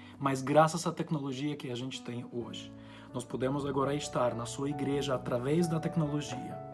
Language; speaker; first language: Portuguese; non-native, fluent; Ukrainian